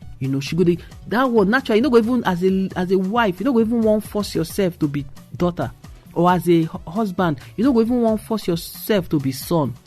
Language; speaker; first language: Nigerian Pidgin; non-native, local second language; Igbo